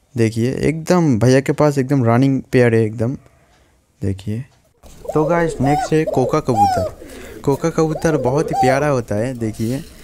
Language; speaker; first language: Hindi; non-native, local second language; Bangla